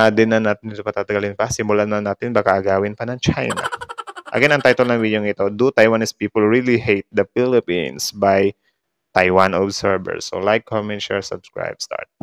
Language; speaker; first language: Filipino; native; Filipino